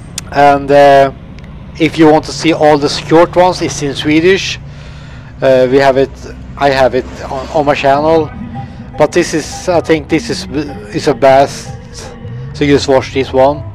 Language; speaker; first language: English; non-native, fluent; Swedish